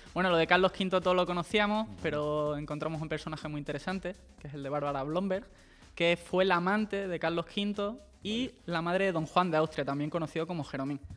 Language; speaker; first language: Spanish; native; Spanish